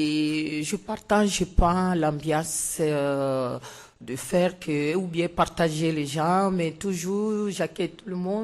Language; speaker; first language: French; non-native, learner; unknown